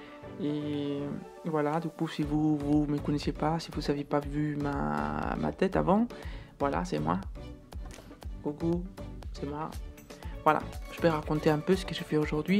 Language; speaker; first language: French; non-native, fluent; Spanish